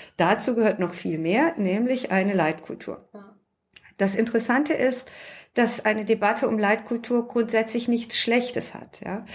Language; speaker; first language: German; early bilingual, other home language; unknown